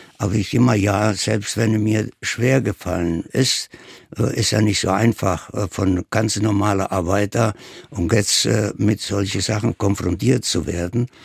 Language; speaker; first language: German; non-native, fluent; Italian